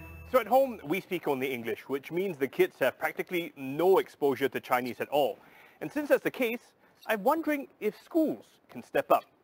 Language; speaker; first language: English; native; English